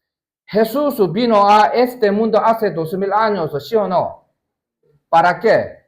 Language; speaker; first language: Spanish; non-native, learner; Korean